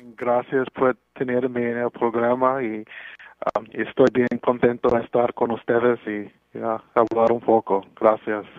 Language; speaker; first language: Spanish; non-native, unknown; English